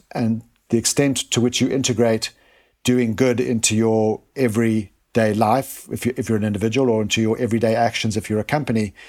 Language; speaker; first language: English; native; English